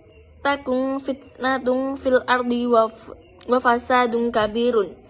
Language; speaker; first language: Arabic; non-native, learner; Indonesian